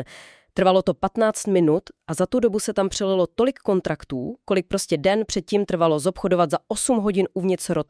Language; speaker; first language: Czech; native; Czech